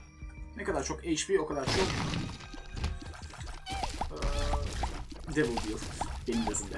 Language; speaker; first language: Turkish; native; Turkish